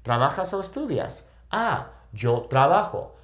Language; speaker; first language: Spanish; non-native, fluent; English